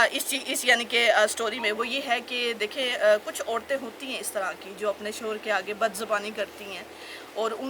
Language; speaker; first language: Urdu; non-native, local second language; Punjabi